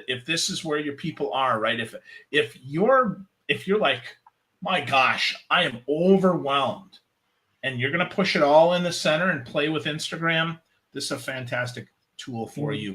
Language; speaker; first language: English; native; English